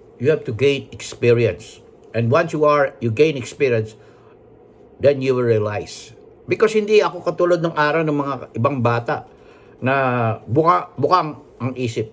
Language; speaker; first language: Filipino; non-native, local second language; Hiligaynon